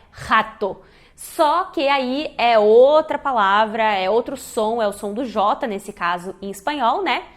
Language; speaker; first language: Portuguese; native; Portuguese